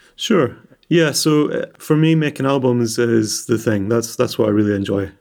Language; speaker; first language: English; native; English